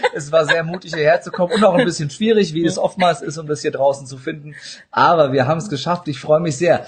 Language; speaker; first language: German; native; German